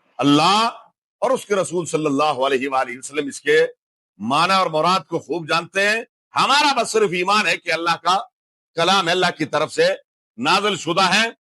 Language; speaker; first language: Urdu; non-native, local second language; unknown